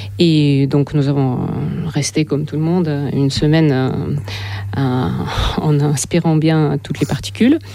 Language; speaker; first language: French; non-native, fluent; Russian